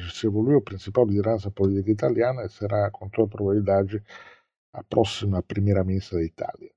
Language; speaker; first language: Portuguese; non-native, fluent; Italian